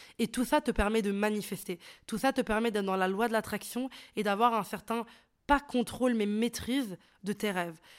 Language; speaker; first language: French; early bilingual, other home language; Arabic